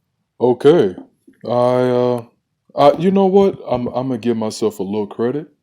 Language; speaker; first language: English; native; English